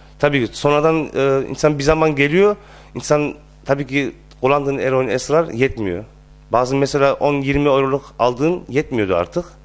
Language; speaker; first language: Turkish; early bilingual, heritage; Turkish